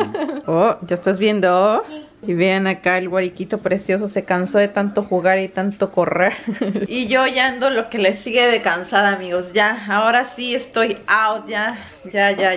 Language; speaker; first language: Spanish; native; Spanish